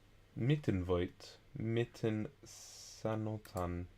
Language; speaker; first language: Finnish; non-native, learner; English